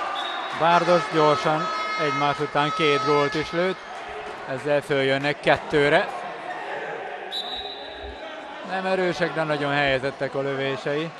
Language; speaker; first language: Hungarian; native; Hungarian